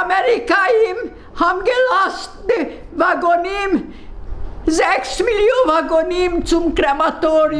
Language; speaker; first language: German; non-native, learner; Hungarian